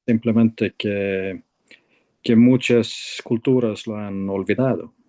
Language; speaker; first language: Spanish; non-native, fluent; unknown